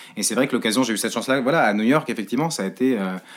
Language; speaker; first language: French; native; French